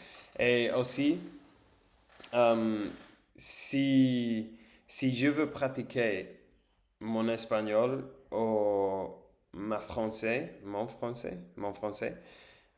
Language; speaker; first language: French; non-native, learner; English